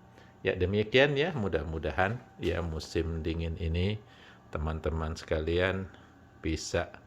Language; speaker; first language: Indonesian; native; Indonesian